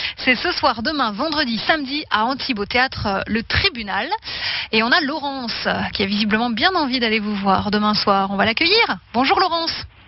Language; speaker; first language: French; native; French